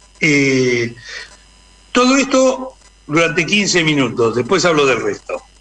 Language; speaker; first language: Spanish; native; Spanish